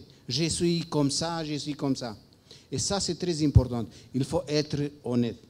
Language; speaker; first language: French; non-native, fluent; Romanian